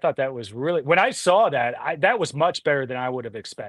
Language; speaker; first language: English; native; English